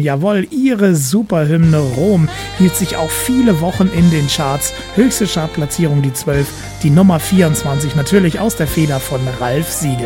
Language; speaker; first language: German; native; German